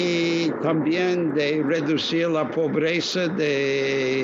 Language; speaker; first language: Spanish; non-native, fluent; English